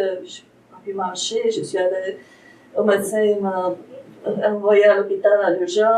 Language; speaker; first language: French; non-native, fluent; Romanian